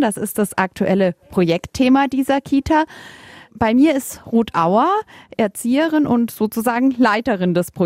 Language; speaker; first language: German; native; German